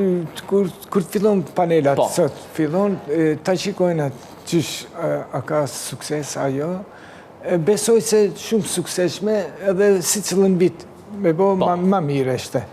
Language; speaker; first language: Albanian; early bilingual, heritage; Turkish